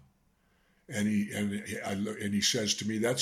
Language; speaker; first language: English; native; English